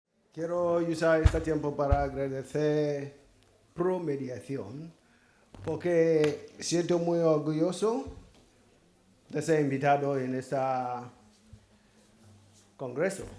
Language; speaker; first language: Spanish; non-native, fluent; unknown